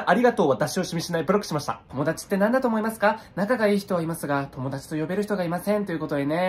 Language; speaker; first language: Japanese; native; Japanese